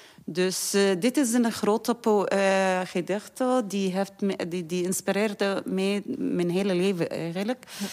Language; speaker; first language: Dutch; non-native, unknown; Arabic